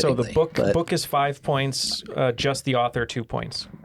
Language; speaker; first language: English; native; English